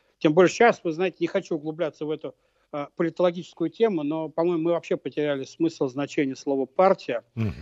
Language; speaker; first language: Russian; native; Russian